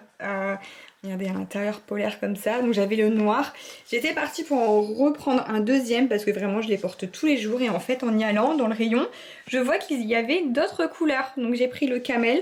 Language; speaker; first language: French; native; French